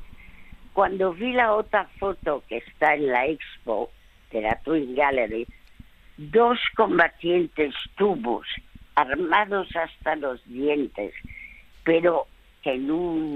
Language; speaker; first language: Spanish; early bilingual, other home language; French